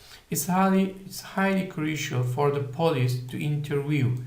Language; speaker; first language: English; non-native, fluent; Turkish